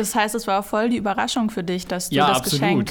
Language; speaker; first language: German; native; German